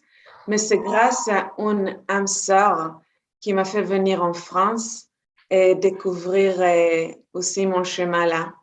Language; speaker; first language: French; non-native, fluent; Hebrew